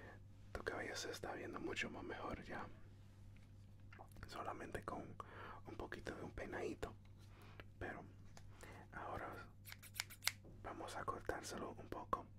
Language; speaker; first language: Spanish; early bilingual, heritage; Spanish